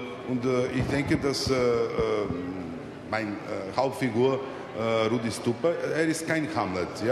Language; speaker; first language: German; non-native, fluent; Serbian